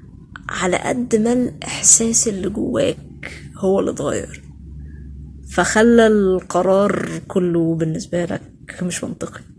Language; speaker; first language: Arabic; native; Arabic